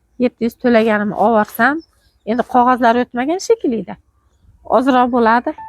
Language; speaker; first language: Uzbek; native; Uzbek